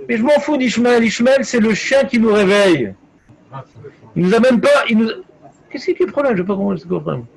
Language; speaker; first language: French; native; French